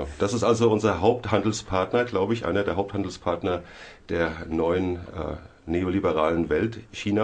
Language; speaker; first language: German; native; German